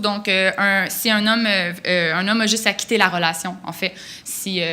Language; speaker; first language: French; native; French